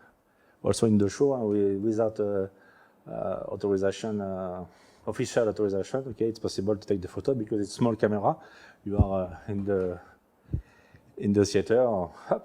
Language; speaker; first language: English; non-native, learner; French